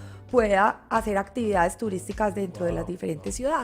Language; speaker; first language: Spanish; native; Spanish